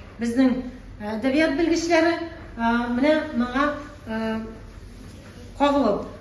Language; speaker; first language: Tatar; non-native, local second language; Russian